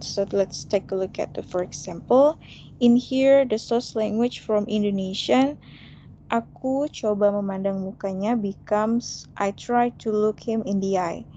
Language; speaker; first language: English; non-native, fluent; Indonesian